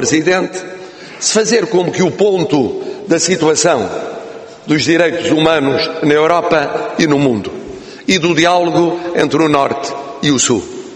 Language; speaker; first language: Portuguese; native; Portuguese